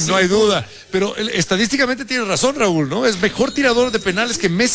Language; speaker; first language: Spanish; native; Spanish